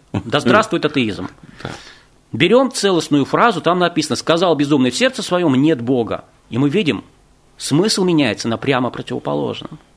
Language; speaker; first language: Russian; native; Russian